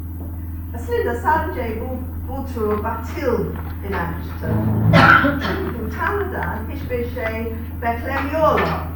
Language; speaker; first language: Turkish; non-native, fluent; English